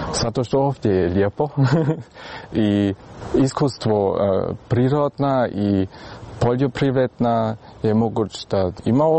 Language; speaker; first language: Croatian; early bilingual, heritage; German